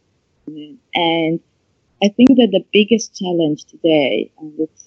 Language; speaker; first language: English; non-native, fluent; Italian